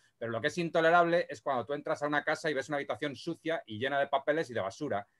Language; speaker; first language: Spanish; native; Spanish